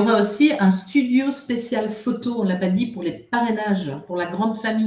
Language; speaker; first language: French; native; French